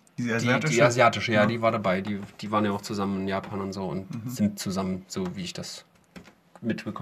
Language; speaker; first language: German; native; German